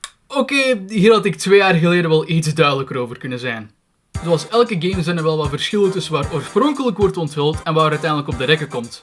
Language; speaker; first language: Dutch; native; Dutch